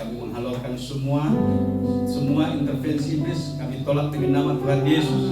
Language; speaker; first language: Indonesian; native; Indonesian